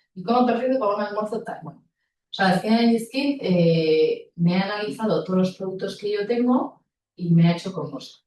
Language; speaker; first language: Spanish; non-native, local second language; Basque